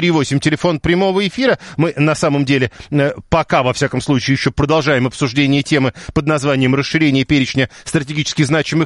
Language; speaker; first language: Russian; native; Russian